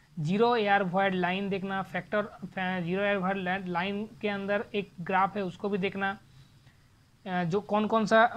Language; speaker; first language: Hindi; non-native, local second language; Bangla